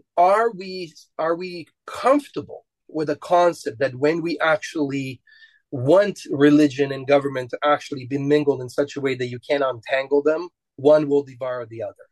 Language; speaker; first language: English; non-native, fluent; Romanian